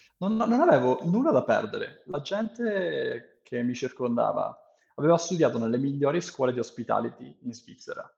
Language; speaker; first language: Italian; native; Italian